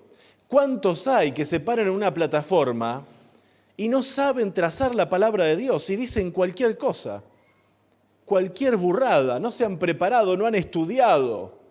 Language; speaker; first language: Spanish; native; Spanish